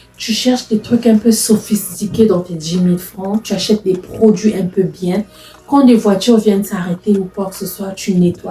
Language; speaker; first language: French; non-native, local second language; Lingala